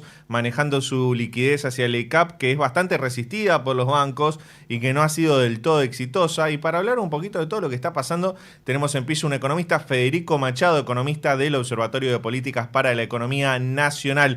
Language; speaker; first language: Spanish; native; Spanish